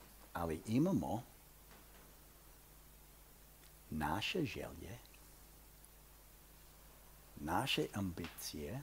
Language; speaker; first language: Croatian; early bilingual, heritage; Croatian